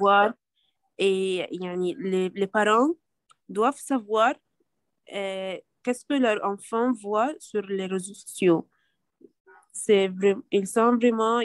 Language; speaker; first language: French; non-native, learner; Arabic